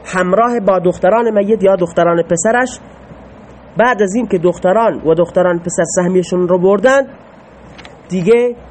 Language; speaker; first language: Persian; non-native, local second language; Baluchi